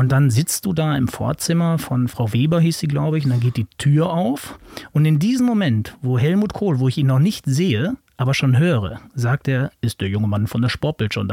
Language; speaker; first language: German; native; German